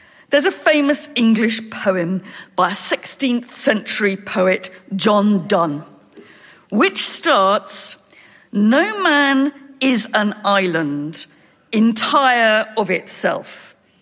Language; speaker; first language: English; native; English